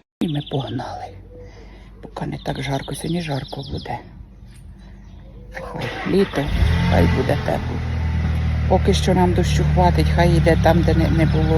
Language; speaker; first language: Ukrainian; native; Ukrainian